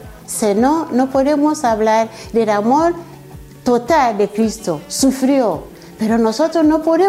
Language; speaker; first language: Spanish; non-native, fluent; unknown